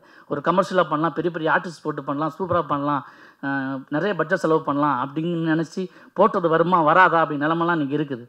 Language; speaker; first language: Tamil; native; Tamil